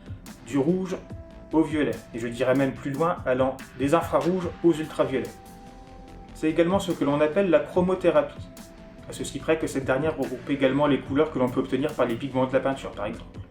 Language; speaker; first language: French; native; French